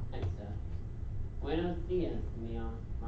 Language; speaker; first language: Spanish; non-native, learner; English